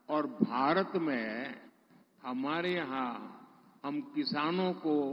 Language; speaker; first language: Hindi; non-native, local second language; Gujarati